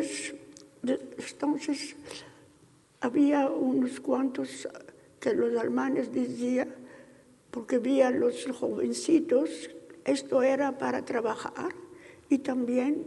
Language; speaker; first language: Spanish; early bilingual, heritage; Ladino